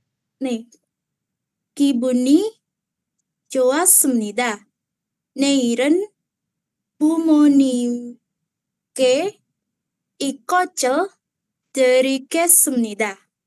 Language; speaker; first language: Korean; non-native, learner; Indonesian